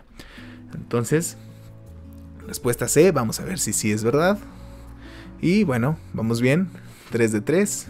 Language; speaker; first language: Spanish; native; Spanish